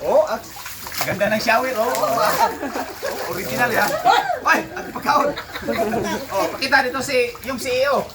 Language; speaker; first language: Filipino; non-native, local second language; Cebuano